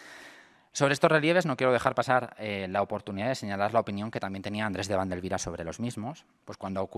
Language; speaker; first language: Spanish; native; Spanish